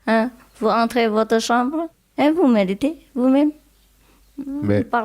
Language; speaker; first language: French; non-native, learner; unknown